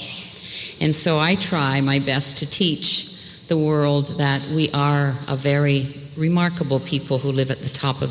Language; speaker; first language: English; early bilingual, other home language; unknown